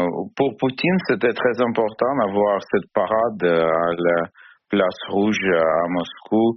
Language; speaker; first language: French; non-native, learner; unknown